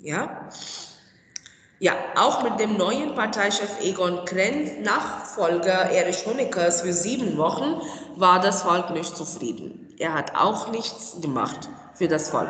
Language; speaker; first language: German; non-native, fluent; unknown